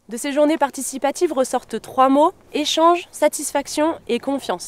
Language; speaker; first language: French; native; French